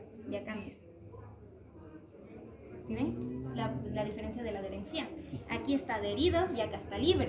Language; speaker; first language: Spanish; native; Spanish